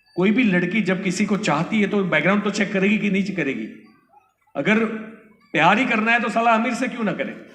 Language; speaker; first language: Hindi; non-native, local second language; Gujarati